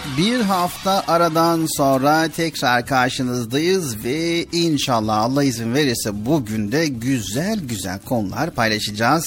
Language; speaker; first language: Turkish; native; Turkish